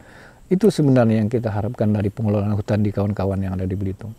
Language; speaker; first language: Indonesian; non-native, local second language; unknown